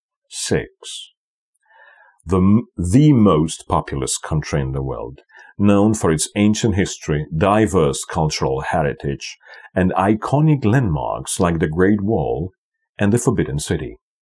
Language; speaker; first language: English; non-native, fluent; Polish